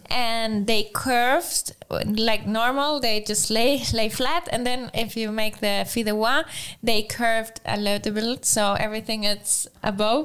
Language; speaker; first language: English; non-native, fluent; Spanish